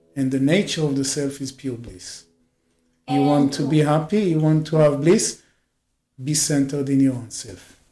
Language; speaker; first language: English; non-native, fluent; Hebrew